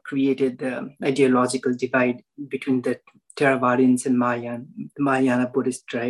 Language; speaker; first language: English; non-native, local second language; Nepali